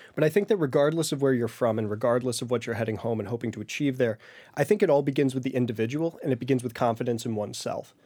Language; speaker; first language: English; native; English